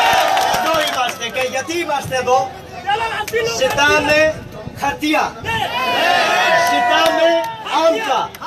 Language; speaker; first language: Greek; non-native, fluent; Urdu